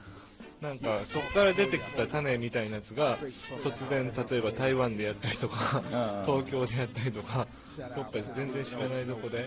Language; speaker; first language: Japanese; native; Japanese